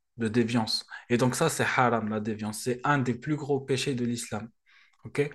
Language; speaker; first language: French; non-native, local second language; Arabic